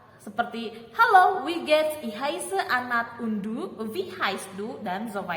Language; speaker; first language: German; non-native, fluent; Indonesian